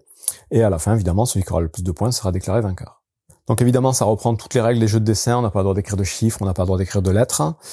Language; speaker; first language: French; native; French